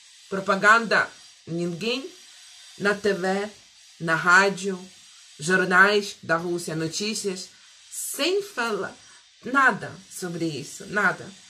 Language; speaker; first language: Portuguese; non-native, fluent; Russian